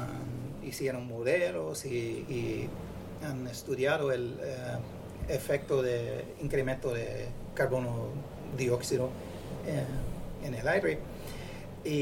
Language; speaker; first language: Spanish; non-native, fluent; English